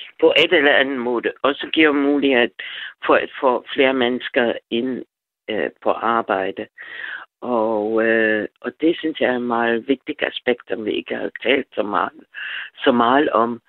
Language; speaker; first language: Danish; non-native, fluent; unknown